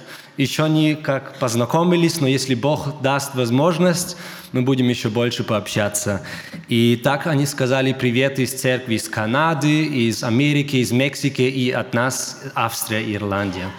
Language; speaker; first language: Russian; early bilingual, heritage; German